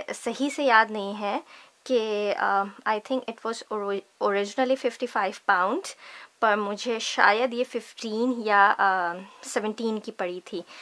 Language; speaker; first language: Hindi; native; Hindi